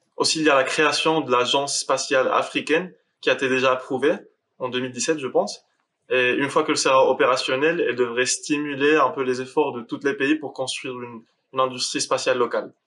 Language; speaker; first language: French; non-native, local second language; Arabic